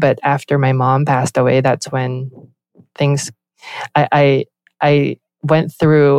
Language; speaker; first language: English; non-native, local second language; Filipino